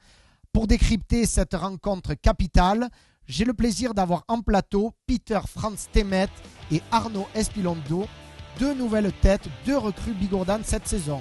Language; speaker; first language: French; native; French